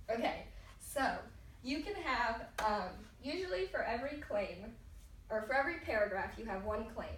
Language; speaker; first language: English; native; English